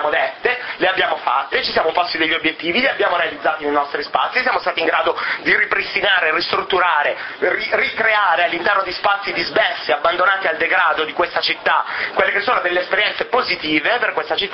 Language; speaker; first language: Italian; native; Italian